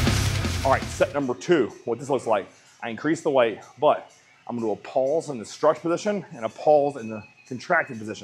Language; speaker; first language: English; native; English